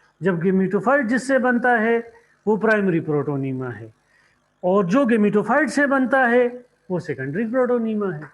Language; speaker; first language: Urdu; non-native, local second language; Pashto